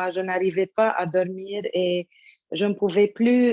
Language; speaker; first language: French; non-native, local second language; Arabic